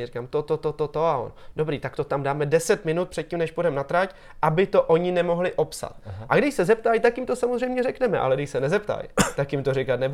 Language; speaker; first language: Czech; native; Czech